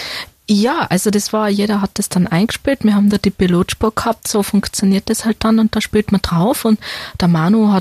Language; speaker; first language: German; native; German